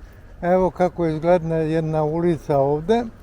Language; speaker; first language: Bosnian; non-native, local second language; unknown